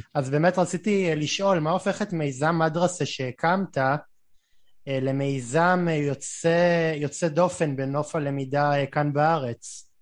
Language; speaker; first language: Hebrew; native; Hebrew